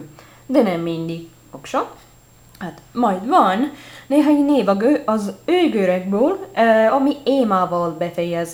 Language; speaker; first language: Hungarian; non-native, learner; Italian